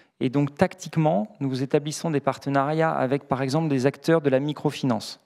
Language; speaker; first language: French; native; French